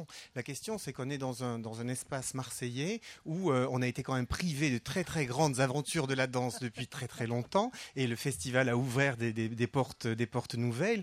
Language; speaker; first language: French; native; French